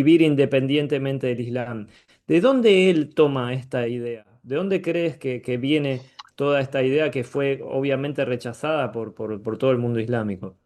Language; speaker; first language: Spanish; native; Spanish